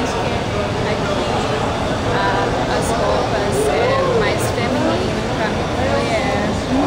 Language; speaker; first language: Portuguese; non-native, learner; English